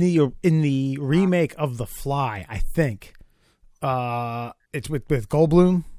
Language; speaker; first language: English; native; English